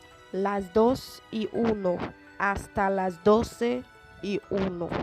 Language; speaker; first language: Spanish; non-native, fluent; Haitian Creole